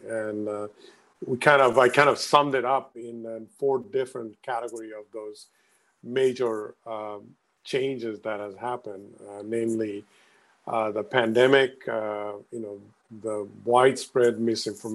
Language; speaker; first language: English; non-native, local second language; Bangla